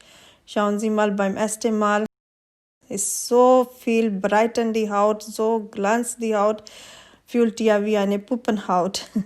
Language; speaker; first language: German; non-native, learner; Urdu